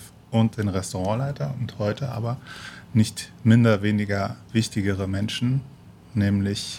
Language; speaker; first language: German; native; German